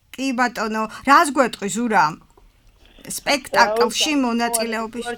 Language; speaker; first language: Georgian; native; Georgian